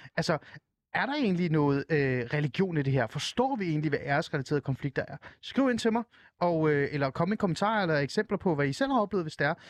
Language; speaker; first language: Danish; native; Danish